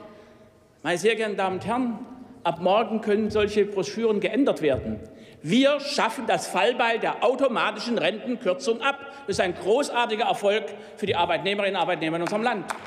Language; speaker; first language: German; native; German